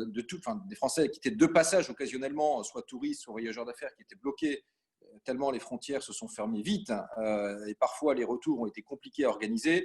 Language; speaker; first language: French; native; French